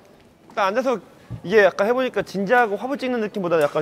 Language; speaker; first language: Korean; native; Korean